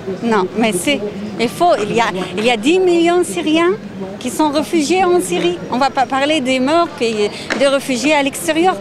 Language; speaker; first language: French; non-native, fluent; Arabic